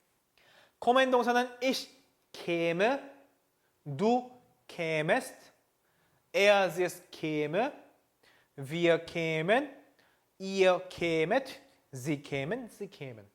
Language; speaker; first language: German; non-native, fluent; Korean